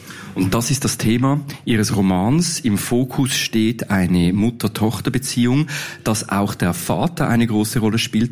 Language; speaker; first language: German; native; German